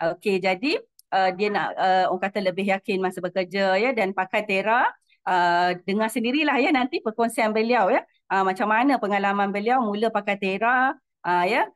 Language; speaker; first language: Malay; native; Malay